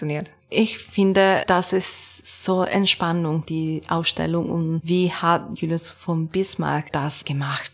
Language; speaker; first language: German; non-native, learner; Italian